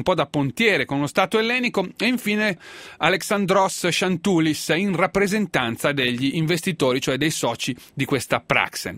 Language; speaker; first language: Italian; native; Italian